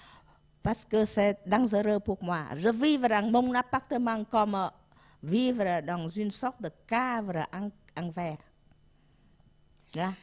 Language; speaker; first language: French; non-native, learner; Vietnamese